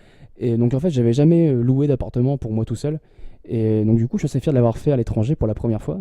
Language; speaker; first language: French; native; French